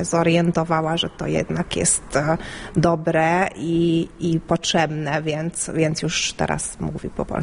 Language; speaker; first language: Polish; early bilingual, heritage; Polish